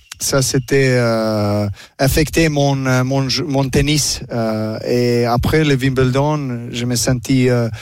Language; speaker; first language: French; non-native, learner; Serbian